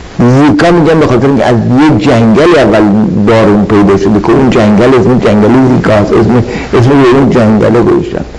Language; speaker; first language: Persian; native; Persian